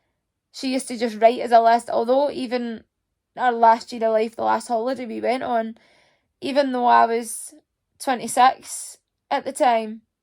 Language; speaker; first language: English; native; English